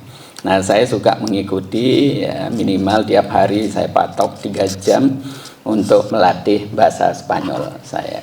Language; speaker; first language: Indonesian; native; Indonesian